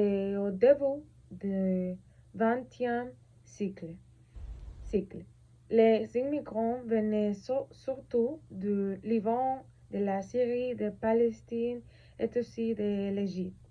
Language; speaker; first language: French; non-native, learner; Spanish